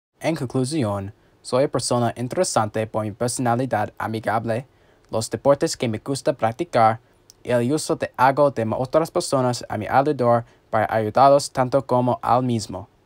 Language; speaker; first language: Spanish; non-native, learner; English